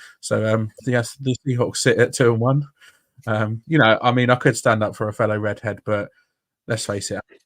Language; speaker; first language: English; native; English